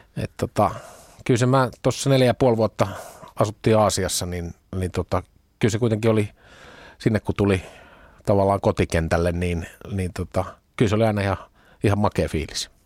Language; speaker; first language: Finnish; native; Finnish